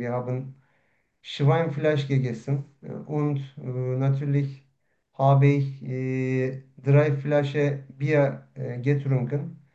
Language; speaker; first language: German; non-native, learner; Turkish